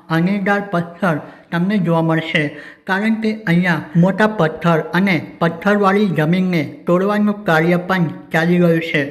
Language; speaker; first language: Gujarati; native; Gujarati